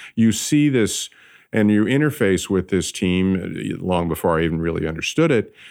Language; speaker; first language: English; native; English